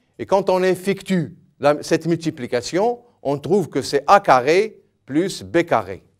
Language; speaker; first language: French; non-native, local second language; Arabic